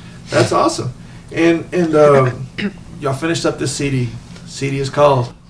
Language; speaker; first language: English; early bilingual, other home language; Spanish